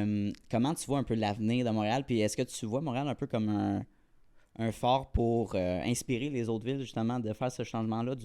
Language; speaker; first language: French; native; French